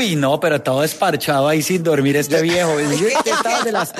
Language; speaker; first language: Spanish; native; Spanish